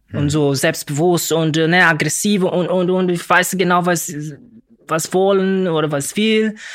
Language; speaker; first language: German; non-native, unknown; Portuguese